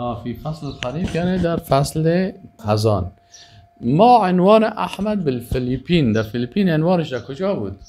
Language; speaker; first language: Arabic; non-native, fluent; Persian